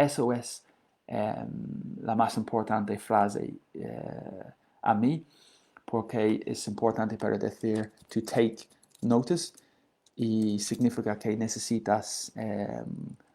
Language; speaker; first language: Spanish; non-native, learner; English